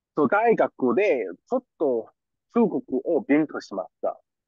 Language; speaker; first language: Japanese; non-native, learner; English